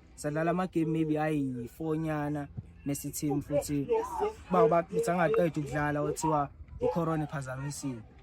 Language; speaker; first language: Zulu; native; Zulu